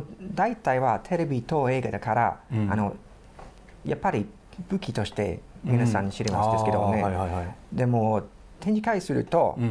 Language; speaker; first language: Japanese; non-native, fluent; English